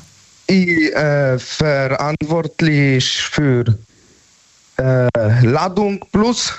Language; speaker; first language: German; non-native, learner; Polish